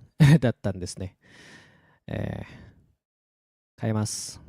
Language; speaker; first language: Japanese; non-native, fluent; Indonesian